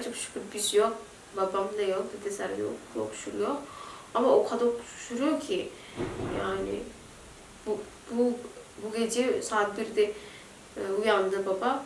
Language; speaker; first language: Turkish; non-native, learner; Indonesian